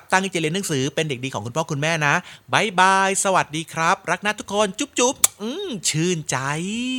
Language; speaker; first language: Thai; native; Thai